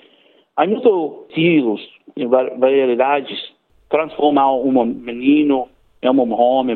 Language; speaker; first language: Portuguese; non-native, learner; English